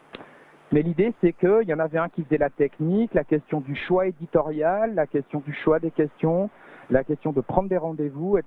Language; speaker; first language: French; native; French